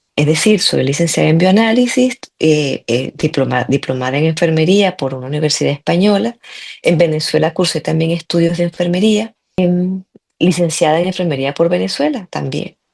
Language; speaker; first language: Spanish; native; Spanish